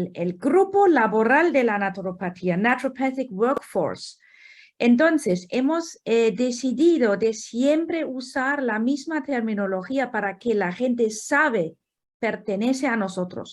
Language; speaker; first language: Spanish; non-native, fluent; German